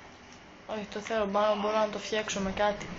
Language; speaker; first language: Greek; native; Greek